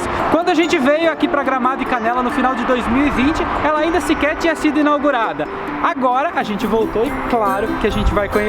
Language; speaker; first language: Portuguese; native; Portuguese